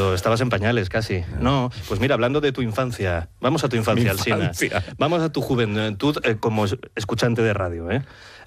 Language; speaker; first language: Spanish; native; Spanish